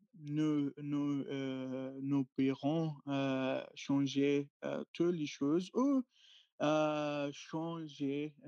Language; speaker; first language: French; non-native, fluent; Arabic